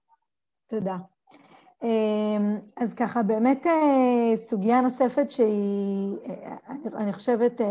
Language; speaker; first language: Hebrew; native; Hebrew